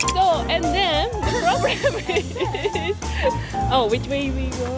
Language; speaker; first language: English; non-native, learner; Japanese